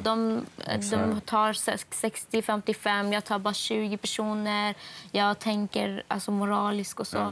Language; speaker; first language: Swedish; non-native, fluent; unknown